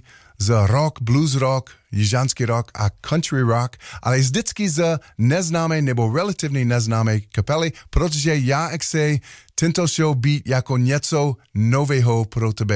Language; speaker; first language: Czech; non-native, learner; English